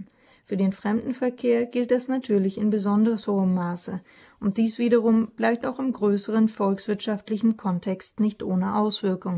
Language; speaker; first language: German; native; German